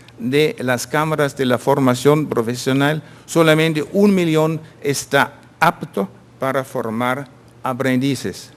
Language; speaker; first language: Spanish; non-native, fluent; German